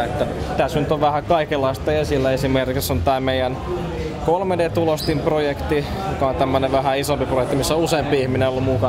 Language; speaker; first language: Finnish; native; Finnish